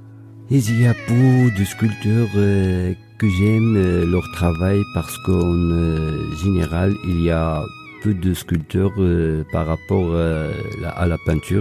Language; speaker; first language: French; non-native, local second language; Arabic